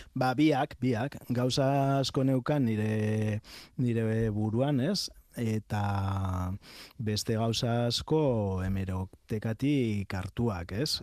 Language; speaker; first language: Basque; non-native, local second language; Spanish